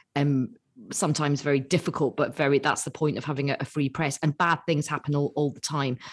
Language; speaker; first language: English; native; English